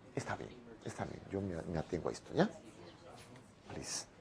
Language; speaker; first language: Spanish; non-native, fluent; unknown